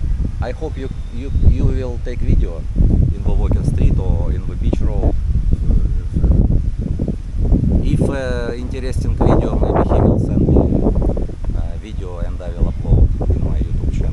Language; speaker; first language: English; non-native, learner; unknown